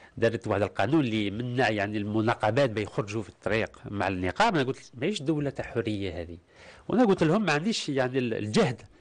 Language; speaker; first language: Arabic; early bilingual, heritage; Arabic